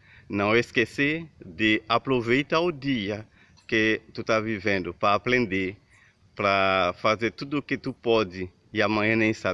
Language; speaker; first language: Portuguese; non-native, learner; Haitian Creole